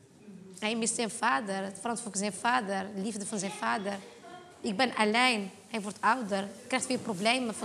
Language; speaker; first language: Dutch; non-native, fluent; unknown